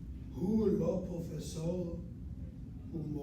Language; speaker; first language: Hebrew; non-native, learner; English